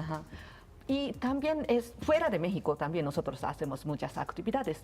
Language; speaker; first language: Spanish; non-native, learner; Japanese